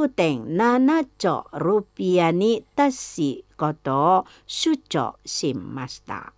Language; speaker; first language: Japanese; non-native, fluent; Indonesian